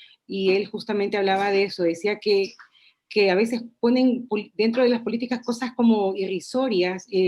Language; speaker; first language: Spanish; native; Spanish